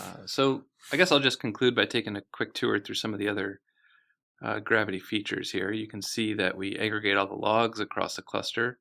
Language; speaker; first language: English; native; English